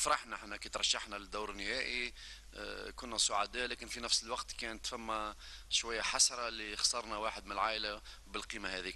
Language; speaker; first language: Arabic; native; Arabic